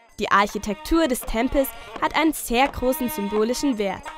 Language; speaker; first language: German; native; German